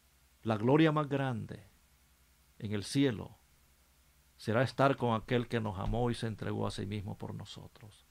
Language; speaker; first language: Spanish; native; Spanish